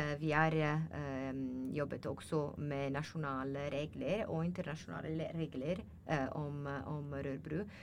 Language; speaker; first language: Norwegian; non-native, learner; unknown